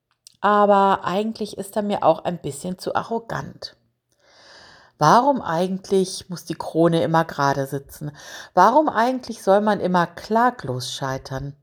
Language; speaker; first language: German; native; German